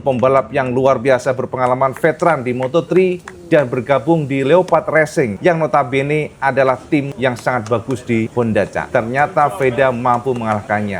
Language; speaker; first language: Indonesian; native; Indonesian